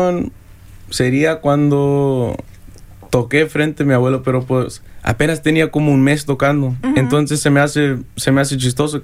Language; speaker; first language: Spanish; early bilingual, heritage; Spanish